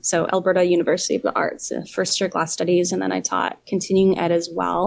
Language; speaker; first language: English; native; English